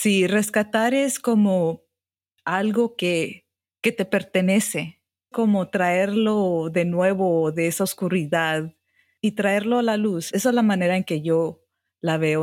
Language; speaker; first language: Spanish; early bilingual, heritage; Spanish